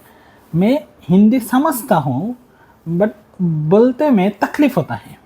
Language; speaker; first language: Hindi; non-native, learner; Bangla